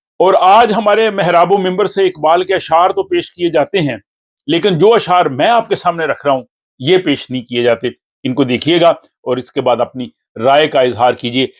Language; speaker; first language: Urdu; native; Urdu